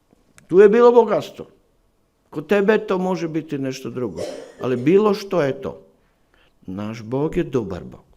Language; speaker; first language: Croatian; non-native, fluent; Slovak